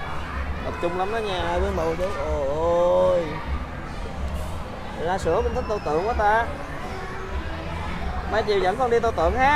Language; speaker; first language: Vietnamese; native; Vietnamese